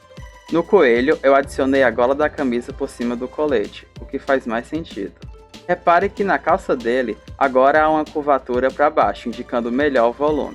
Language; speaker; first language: Portuguese; native; Portuguese